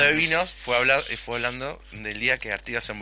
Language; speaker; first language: Spanish; native; Spanish